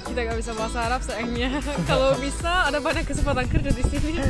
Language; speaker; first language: Indonesian; non-native, fluent; Turkish